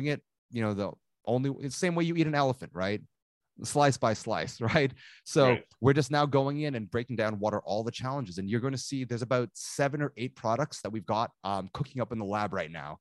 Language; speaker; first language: English; native; English